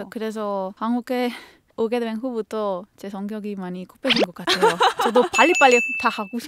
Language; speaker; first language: Korean; non-native, fluent; Spanish